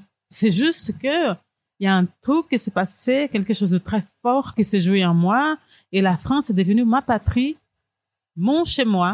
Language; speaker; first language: French; non-native, fluent; Portuguese